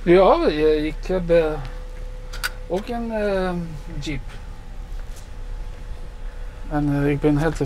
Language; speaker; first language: Dutch; non-native, fluent; Norwegian